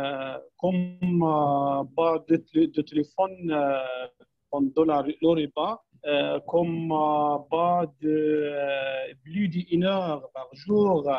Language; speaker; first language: French; non-native, fluent; Arabic